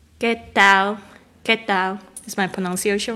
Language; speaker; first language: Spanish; non-native, learner; Chinese